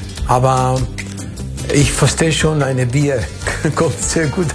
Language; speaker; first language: German; non-native, fluent; Spanish